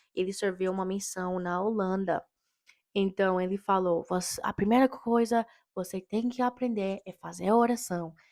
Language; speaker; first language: Portuguese; non-native, fluent; English